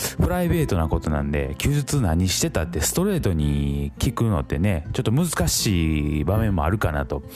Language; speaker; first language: Japanese; native; Japanese